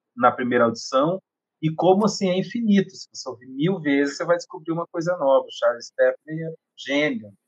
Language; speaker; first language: Portuguese; native; Portuguese